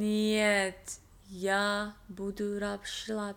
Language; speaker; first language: Russian; non-native, learner; English